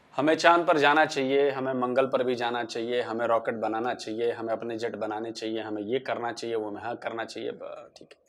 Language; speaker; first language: Hindi; native; Hindi